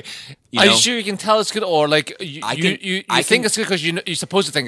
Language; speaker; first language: English; native; English